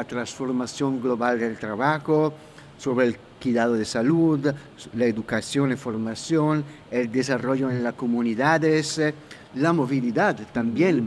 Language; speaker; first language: Spanish; non-native, fluent; Italian